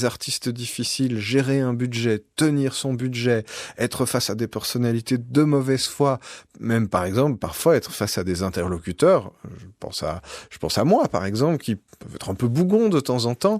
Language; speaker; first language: French; native; French